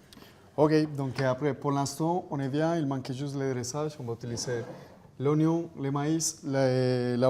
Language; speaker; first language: French; non-native, fluent; Spanish